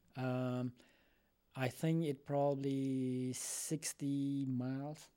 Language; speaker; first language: English; non-native, fluent; Khmer